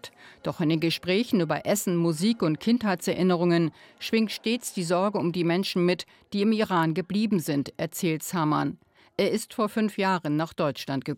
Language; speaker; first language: German; native; German